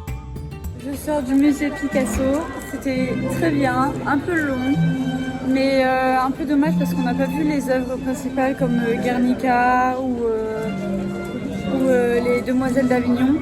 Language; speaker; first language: French; native; French